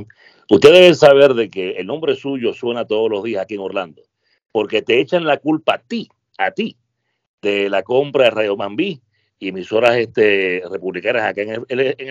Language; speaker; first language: Spanish; native; Spanish